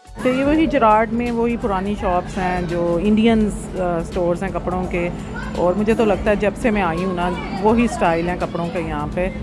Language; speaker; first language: Urdu; native; Urdu